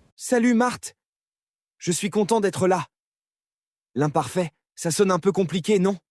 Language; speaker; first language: French; non-native, learner; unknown